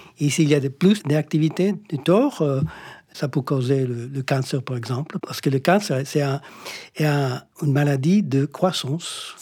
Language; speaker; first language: French; non-native, fluent; English